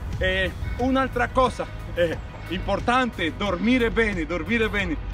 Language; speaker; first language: Italian; non-native, learner; Spanish